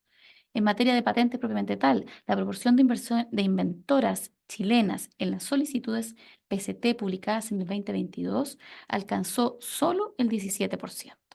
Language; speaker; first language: Spanish; native; Spanish